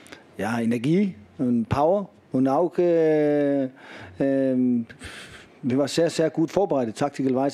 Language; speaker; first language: German; non-native, fluent; Danish